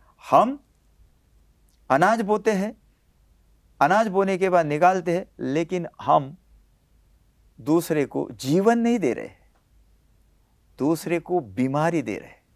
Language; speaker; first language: Hindi; native; Hindi